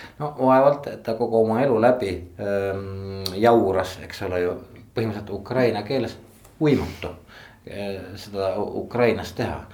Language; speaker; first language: Estonian; native; Estonian